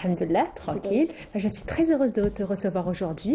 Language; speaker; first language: French; non-native, local second language; Arabic